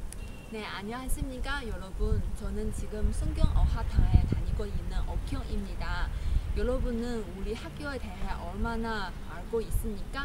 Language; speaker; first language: Korean; non-native, learner; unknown